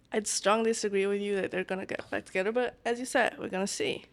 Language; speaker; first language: English; non-native, fluent; Italian